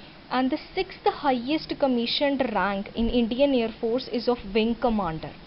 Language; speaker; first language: English; non-native, local second language; Hindi